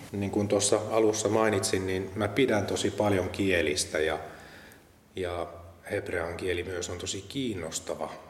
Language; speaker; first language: Finnish; native; Finnish